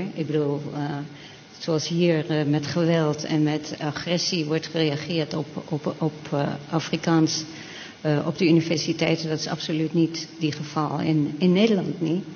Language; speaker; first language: Dutch; native; Dutch